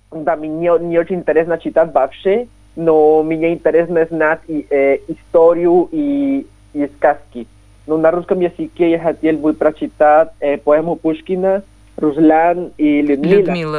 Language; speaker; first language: Russian; non-native, learner; Spanish